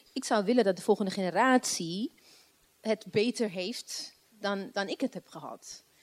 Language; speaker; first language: Dutch; non-native, fluent; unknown